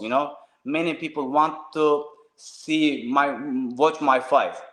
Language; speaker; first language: English; non-native, learner; Turkish